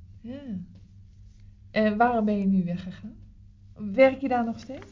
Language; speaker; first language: Dutch; native; Dutch